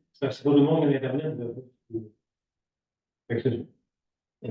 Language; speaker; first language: French; native; French